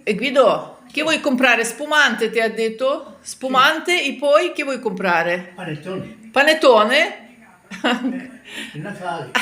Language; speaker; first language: Italian; non-native, learner; Ukrainian